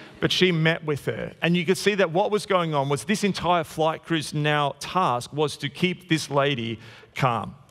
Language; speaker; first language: English; native; English